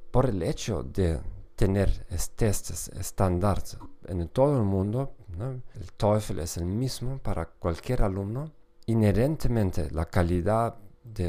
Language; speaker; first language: Spanish; non-native, fluent; German